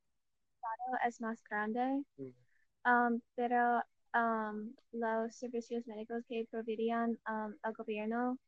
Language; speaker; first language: Spanish; non-native, learner; English